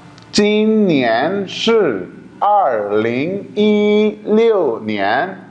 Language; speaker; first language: Chinese; non-native, fluent; Urdu